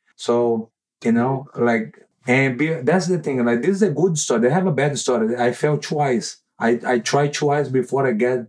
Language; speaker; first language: English; non-native, learner; Portuguese